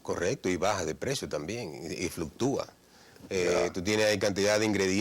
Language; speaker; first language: Spanish; native; Spanish